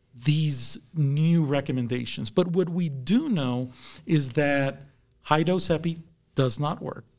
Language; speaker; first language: English; native; English